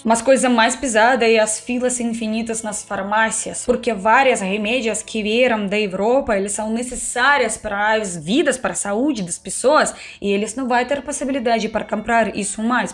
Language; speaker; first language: Portuguese; non-native, fluent; Russian